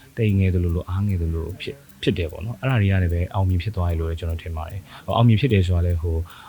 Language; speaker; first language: Burmese; native; Burmese